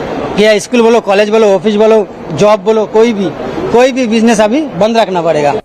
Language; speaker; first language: Hindi; non-native, learner; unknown